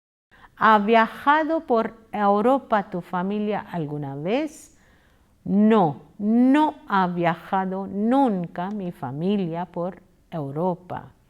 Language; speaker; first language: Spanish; non-native, fluent; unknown